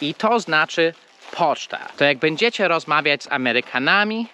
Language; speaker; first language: Polish; non-native, fluent; English